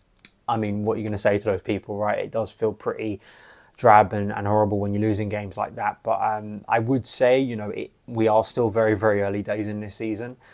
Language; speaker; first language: English; native; English